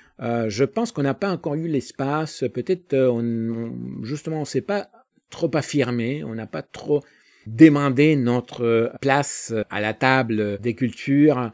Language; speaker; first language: French; non-native, fluent; Spanish